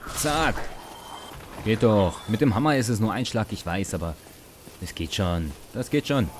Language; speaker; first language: German; early bilingual, other home language; Ukrainian